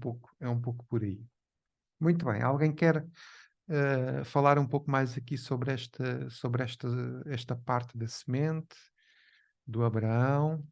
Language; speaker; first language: Portuguese; native; Portuguese